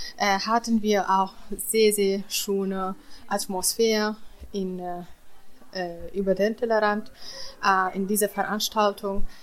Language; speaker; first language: German; non-native, learner; Central Kurdish